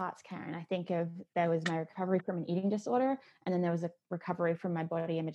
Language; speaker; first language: English; native; English